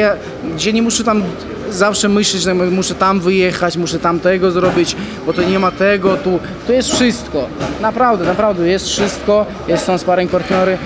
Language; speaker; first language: Polish; non-native, fluent; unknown